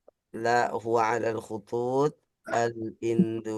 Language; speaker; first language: Arabic; non-native, fluent; Indonesian